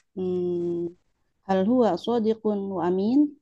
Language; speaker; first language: Arabic; non-native, learner; Indonesian